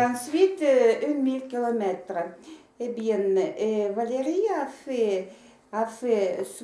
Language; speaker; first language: French; non-native, learner; Russian